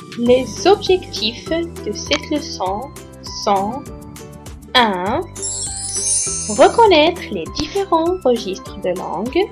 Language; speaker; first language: French; non-native, local second language; Arabic